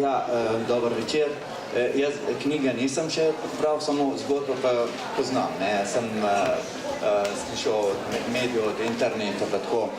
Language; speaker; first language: Slovenian; non-native, local second language; Arabic